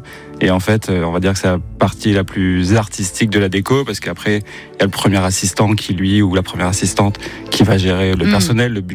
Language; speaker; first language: French; native; French